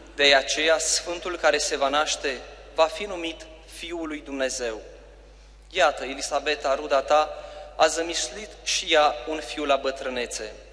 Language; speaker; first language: Romanian; native; Romanian